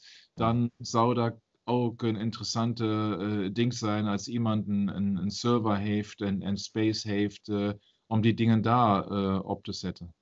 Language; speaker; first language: Dutch; non-native, learner; German